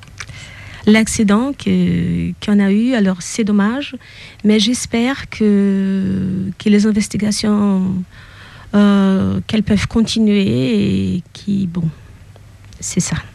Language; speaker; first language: French; non-native, fluent; Portuguese